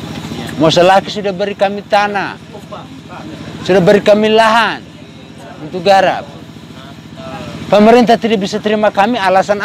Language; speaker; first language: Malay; non-native, local second language; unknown